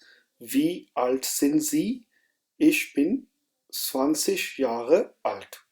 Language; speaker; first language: German; non-native, fluent; Urdu